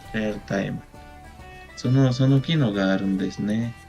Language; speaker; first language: Japanese; non-native, learner; Spanish